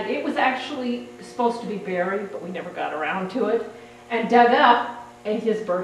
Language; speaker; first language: English; native; English